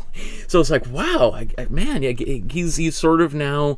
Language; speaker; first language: English; native; English